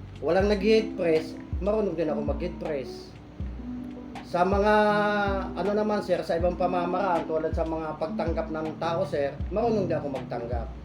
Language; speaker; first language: Filipino; non-native, local second language; Bikol